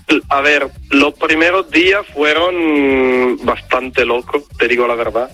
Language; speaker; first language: Spanish; non-native, fluent; Italian